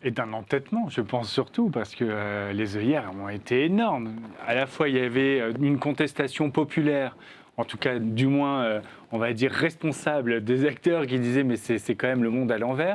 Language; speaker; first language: French; native; French